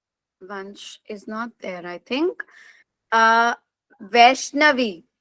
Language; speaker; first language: English; non-native, local second language; Hindi